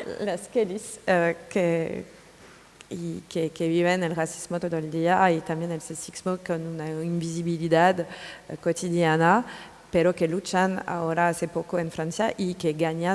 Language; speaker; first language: Spanish; non-native, learner; French